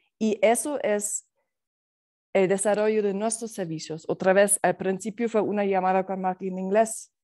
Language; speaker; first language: Spanish; non-native, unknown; German